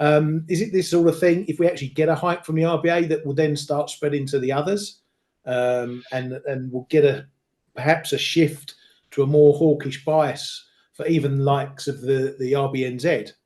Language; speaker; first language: English; native; English